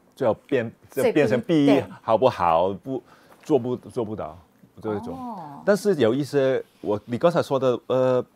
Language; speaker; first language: Chinese; non-native, local second language; Cantonese